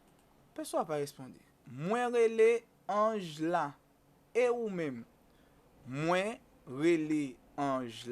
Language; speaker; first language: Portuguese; non-native, fluent; Haitian Creole